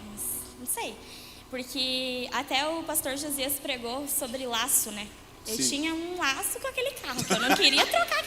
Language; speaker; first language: Portuguese; native; Portuguese